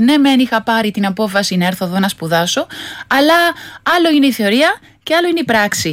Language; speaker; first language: Greek; non-native, fluent; Spanish